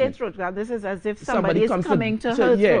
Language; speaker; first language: English; native; English